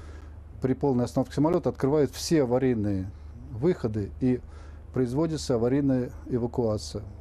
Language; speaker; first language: Russian; native; Russian